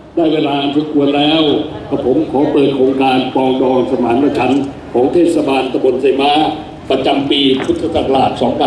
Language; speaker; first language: Thai; native; Thai